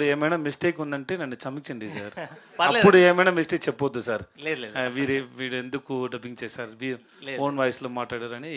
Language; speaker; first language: Telugu; non-native, learner; Tamil